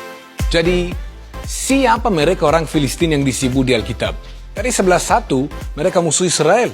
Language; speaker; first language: Indonesian; non-native, fluent; Hebrew